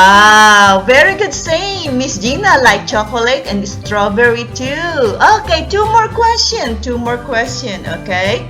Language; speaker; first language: English; non-native, learner; Thai